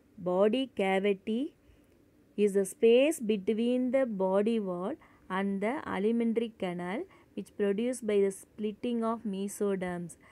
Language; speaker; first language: English; non-native, local second language; Tamil